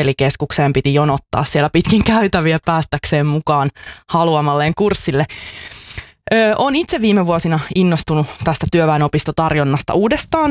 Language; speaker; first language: Finnish; native; Finnish